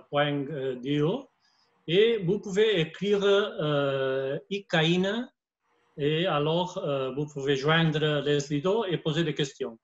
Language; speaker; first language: French; non-native, fluent; Spanish